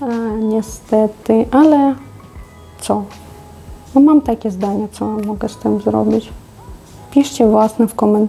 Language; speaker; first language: Polish; non-native, fluent; Russian